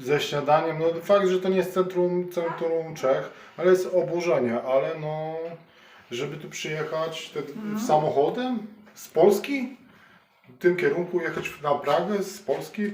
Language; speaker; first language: Polish; native; Polish